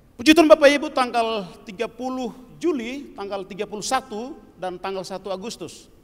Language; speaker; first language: Indonesian; non-native, local second language; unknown